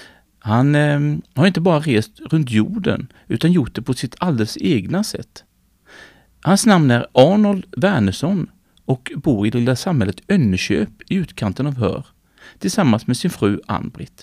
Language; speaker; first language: Swedish; native; Swedish